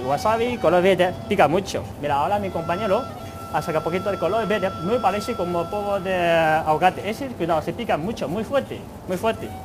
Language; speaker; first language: Spanish; non-native, learner; Chinese